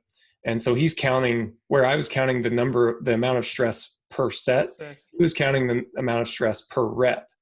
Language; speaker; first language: English; native; English